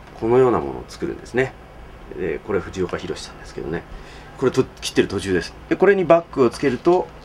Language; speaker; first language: Japanese; native; Japanese